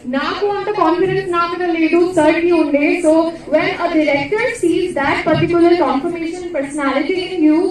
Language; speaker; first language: Telugu; non-native, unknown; Hindi